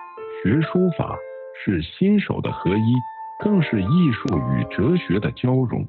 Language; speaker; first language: Chinese; native; Chinese